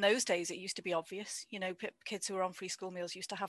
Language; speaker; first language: English; native; English